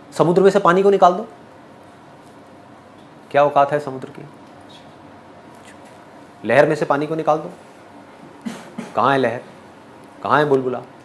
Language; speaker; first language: Hindi; native; Hindi